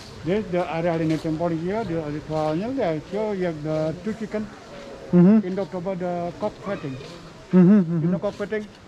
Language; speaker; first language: English; non-native, learner; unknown